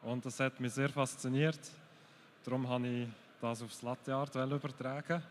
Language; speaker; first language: German; native; German